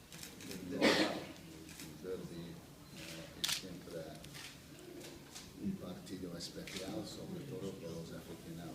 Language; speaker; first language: Spanish; non-native, fluent; English